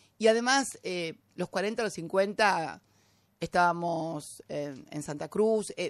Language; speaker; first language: Spanish; native; Spanish